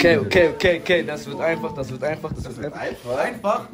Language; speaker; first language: German; native; German